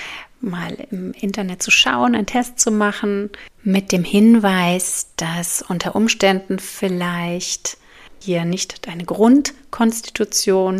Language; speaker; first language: German; native; German